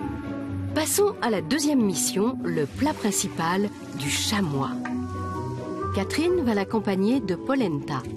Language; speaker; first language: French; native; French